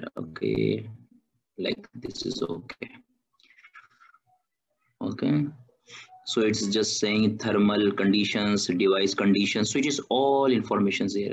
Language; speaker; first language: English; non-native, fluent; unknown